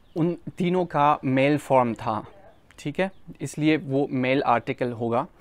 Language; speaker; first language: Hindi; non-native, fluent; German